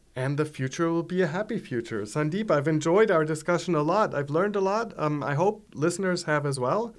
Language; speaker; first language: English; non-native, fluent; German